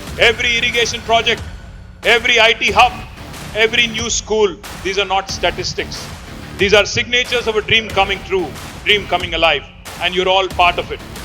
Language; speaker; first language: English; non-native, local second language; Telugu